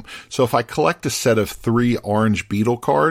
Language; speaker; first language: English; native; English